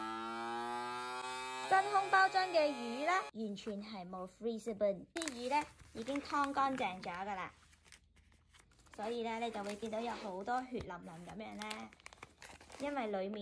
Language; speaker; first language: Cantonese; native; Cantonese